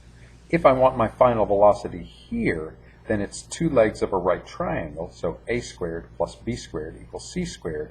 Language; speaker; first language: English; native; English